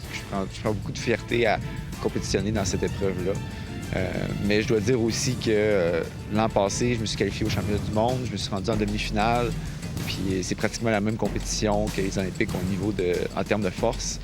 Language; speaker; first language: French; native; French